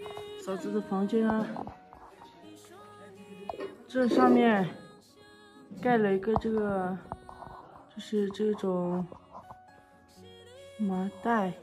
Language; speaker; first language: Chinese; non-native, local second language; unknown